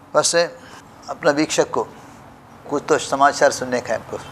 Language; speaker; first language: Hindi; non-native, local second language; Kannada